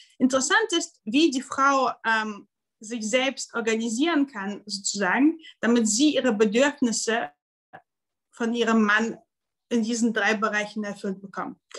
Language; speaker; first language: German; non-native, fluent; Russian